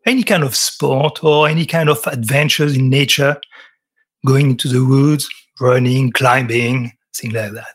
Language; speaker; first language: English; non-native, fluent; French